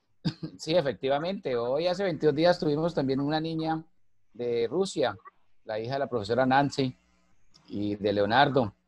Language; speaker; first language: Spanish; native; Spanish